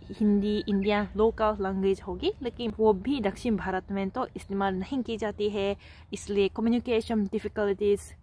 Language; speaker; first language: Hindi; non-native, fluent; Japanese